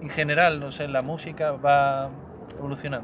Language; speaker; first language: Spanish; native; Spanish